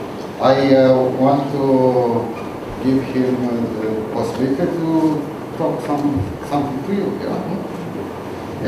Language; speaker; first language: English; non-native, learner; Romanian